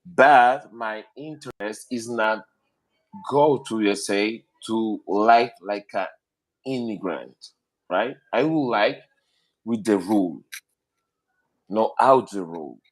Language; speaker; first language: English; non-native, learner; Spanish